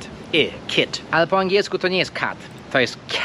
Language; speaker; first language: Polish; non-native, fluent; English